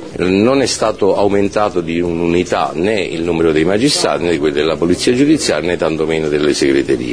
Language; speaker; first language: Italian; native; Italian